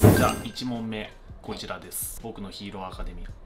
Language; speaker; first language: Japanese; early bilingual, other home language; English